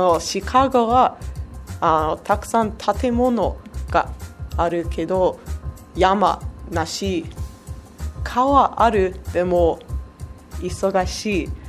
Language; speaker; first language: Japanese; non-native, learner; English